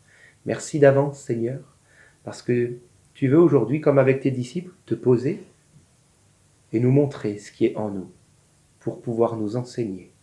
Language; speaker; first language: French; native; French